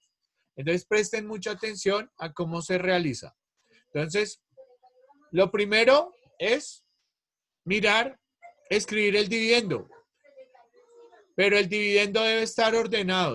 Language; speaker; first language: Spanish; native; Spanish